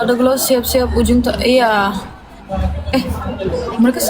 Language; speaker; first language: Indonesian; non-native, learner; Turkish